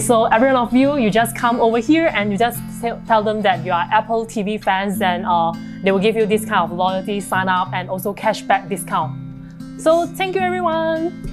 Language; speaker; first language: English; non-native, local second language; Chinese